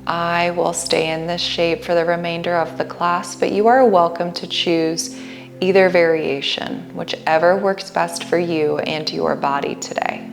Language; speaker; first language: English; native; English